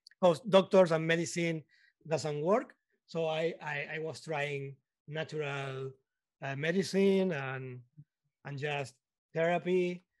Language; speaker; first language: English; non-native, learner; Spanish